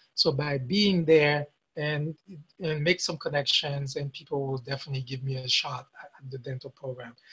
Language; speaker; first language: English; non-native, fluent; Haitian Creole